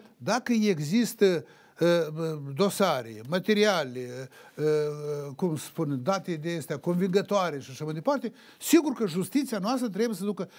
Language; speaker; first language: Romanian; native; Romanian